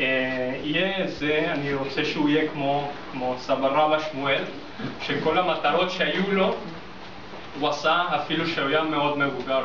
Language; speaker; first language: Hebrew; non-native, fluent; English